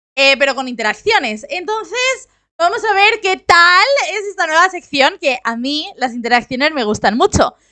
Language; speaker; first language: Spanish; native; Spanish